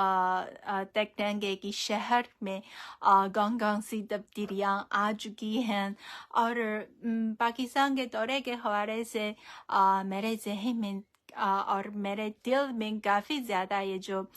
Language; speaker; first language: Hindi; non-native, fluent; Chinese